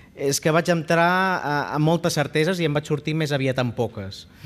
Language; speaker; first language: Catalan; native; Catalan